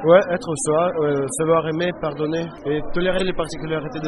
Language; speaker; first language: French; non-native, fluent; Russian